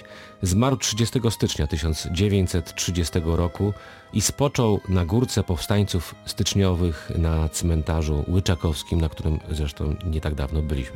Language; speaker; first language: Polish; native; Polish